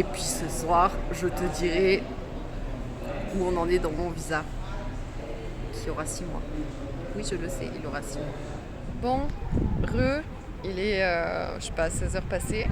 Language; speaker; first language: French; native; French